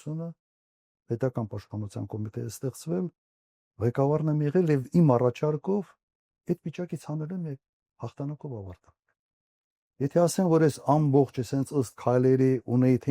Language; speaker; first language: Armenian; native; Armenian